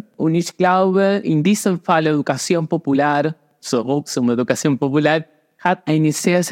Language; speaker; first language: German; non-native, fluent; Spanish